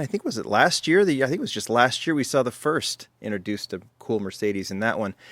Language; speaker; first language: English; native; English